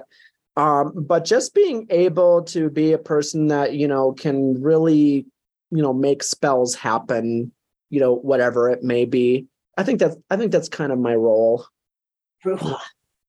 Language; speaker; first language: English; native; English